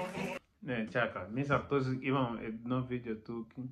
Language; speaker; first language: Bulgarian; non-native, learner; Macedonian